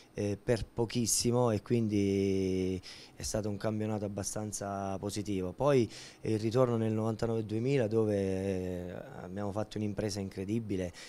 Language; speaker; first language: Italian; native; Italian